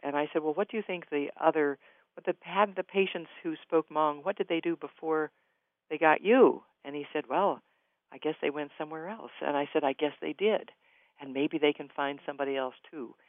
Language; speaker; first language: English; native; English